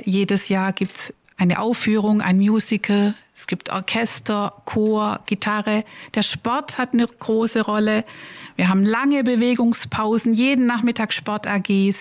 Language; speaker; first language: German; native; German